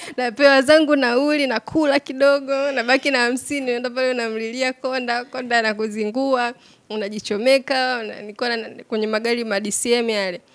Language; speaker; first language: Swahili; native; Swahili